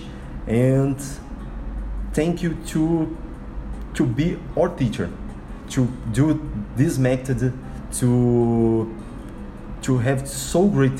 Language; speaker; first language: English; non-native, learner; Portuguese